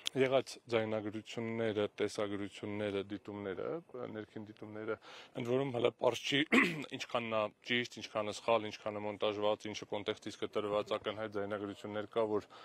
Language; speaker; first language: Armenian; native; Armenian